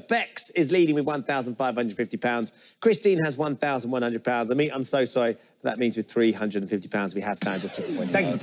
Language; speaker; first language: English; native; English